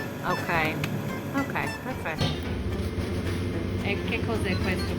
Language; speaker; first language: Italian; non-native, learner; English